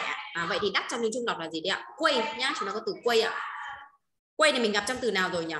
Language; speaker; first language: Vietnamese; native; Vietnamese